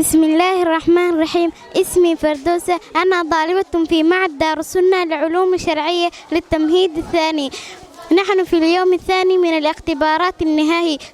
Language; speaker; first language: Arabic; non-native, learner; Somali